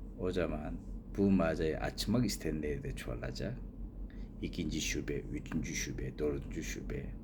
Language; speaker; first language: Turkish; non-native, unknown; Korean